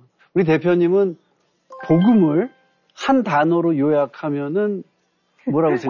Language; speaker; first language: Korean; native; Korean